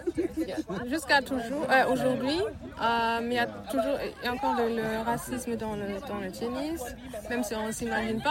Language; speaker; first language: French; early bilingual, heritage; French